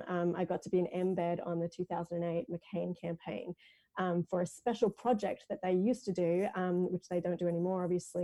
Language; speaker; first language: English; native; English